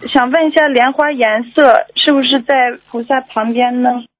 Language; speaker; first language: Chinese; early bilingual, other home language; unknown